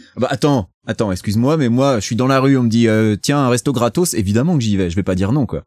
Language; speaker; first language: French; native; French